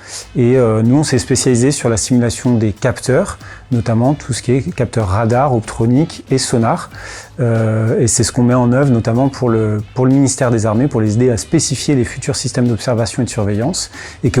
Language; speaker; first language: French; native; French